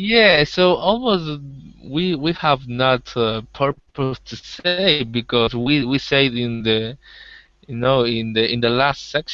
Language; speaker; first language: English; non-native, learner; Spanish